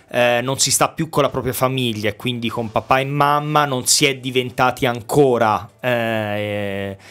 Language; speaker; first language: Italian; native; Italian